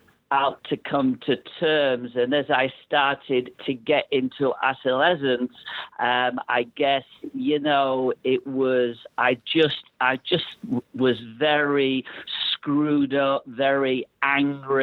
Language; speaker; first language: English; native; English